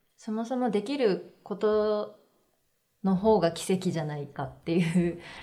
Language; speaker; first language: Japanese; native; Japanese